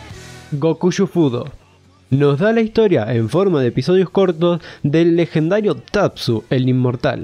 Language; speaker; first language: Spanish; native; Spanish